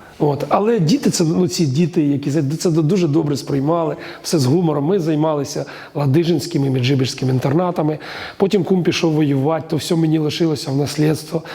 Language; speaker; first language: Ukrainian; native; Ukrainian